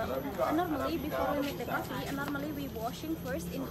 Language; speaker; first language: English; non-native, learner; Indonesian